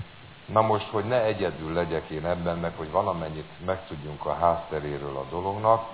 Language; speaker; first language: Hungarian; native; Hungarian